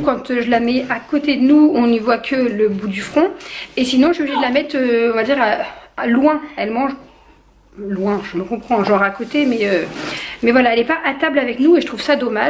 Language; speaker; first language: French; native; French